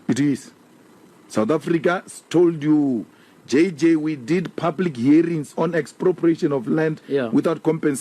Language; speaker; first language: English; non-native, local second language; Northern Sotho